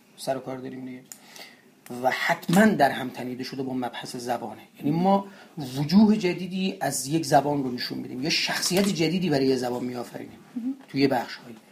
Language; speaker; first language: Persian; non-native, local second language; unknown